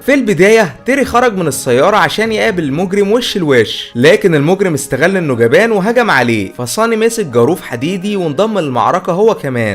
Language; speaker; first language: Arabic; native; Arabic